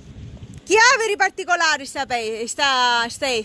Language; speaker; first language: Italian; native; Italian